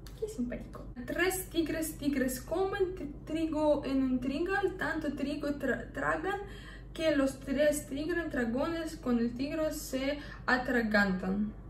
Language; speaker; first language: Spanish; non-native, fluent; Russian